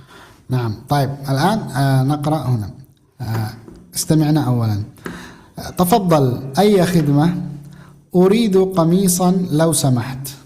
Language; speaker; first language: Arabic; non-native, fluent; Indonesian